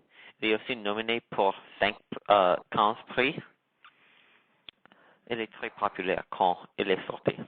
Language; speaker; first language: French; non-native, learner; English